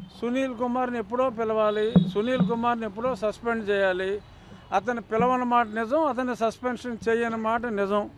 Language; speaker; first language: Telugu; native; Telugu